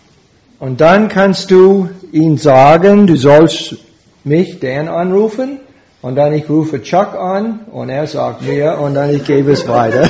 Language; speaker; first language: German; non-native, fluent; English